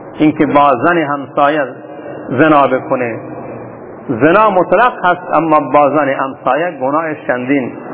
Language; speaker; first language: Persian; non-native, local second language; Baluchi